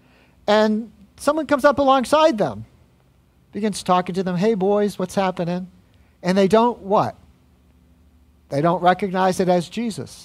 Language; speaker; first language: English; native; English